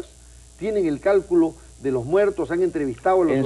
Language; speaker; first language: Spanish; native; Spanish